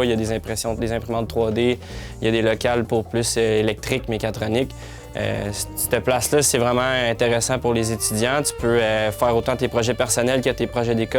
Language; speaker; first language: French; native; French